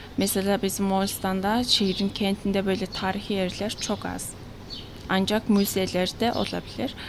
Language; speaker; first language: Turkish; non-native, fluent; Mongolian